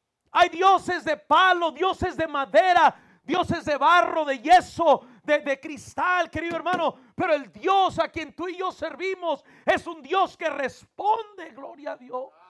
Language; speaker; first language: Spanish; early bilingual, heritage; Spanish